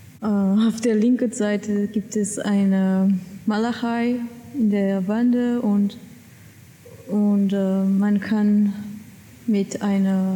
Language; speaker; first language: German; non-native, learner; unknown